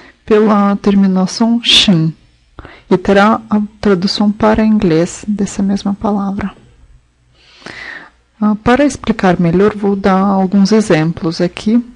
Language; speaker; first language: Portuguese; non-native, fluent; Russian